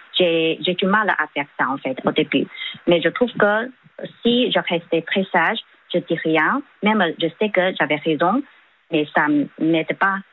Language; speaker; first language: French; non-native, fluent; Chinese